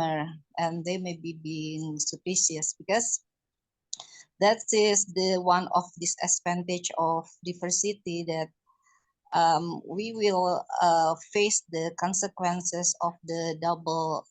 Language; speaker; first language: English; non-native, fluent; Indonesian